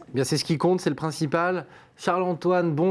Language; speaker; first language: French; native; French